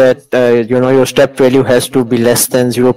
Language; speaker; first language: English; non-native, local second language; Urdu